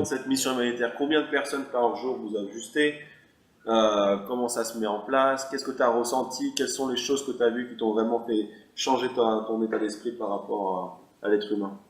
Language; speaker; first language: French; native; French